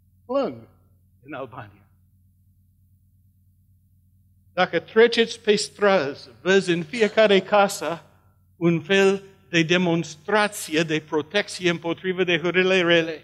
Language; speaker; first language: Romanian; non-native, learner; English